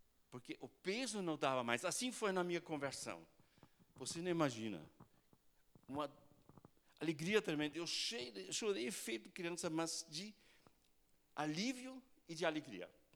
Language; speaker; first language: Portuguese; non-native, fluent; German